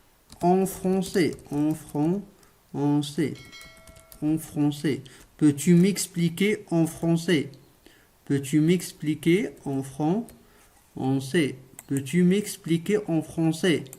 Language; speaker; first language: French; non-native, local second language; Arabic